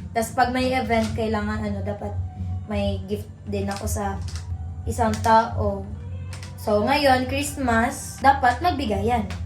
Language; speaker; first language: Filipino; non-native, local second language; Bikol